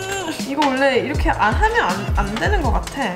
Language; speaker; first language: Korean; early bilingual, heritage; English